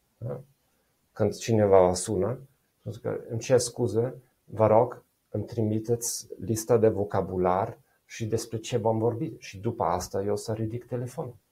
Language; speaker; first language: Romanian; non-native, fluent; German